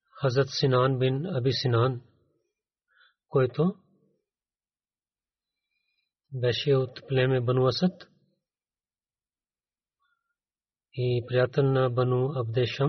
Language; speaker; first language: Bulgarian; non-native, learner; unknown